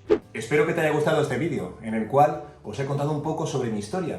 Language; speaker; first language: Spanish; native; Spanish